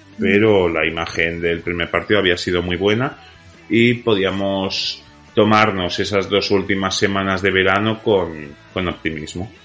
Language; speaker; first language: Spanish; native; Spanish